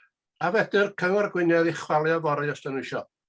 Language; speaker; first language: Welsh; native; Welsh